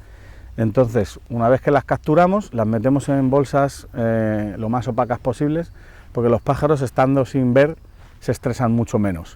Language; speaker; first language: Spanish; native; Spanish